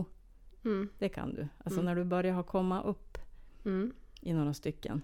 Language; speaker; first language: Swedish; native; Swedish